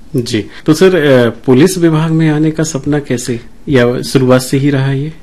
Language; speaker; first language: Hindi; native; Hindi